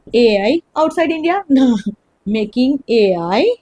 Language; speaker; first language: English; non-native, local second language; Gujarati